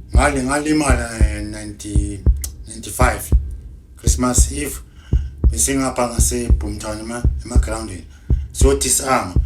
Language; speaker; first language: Zulu; native; Zulu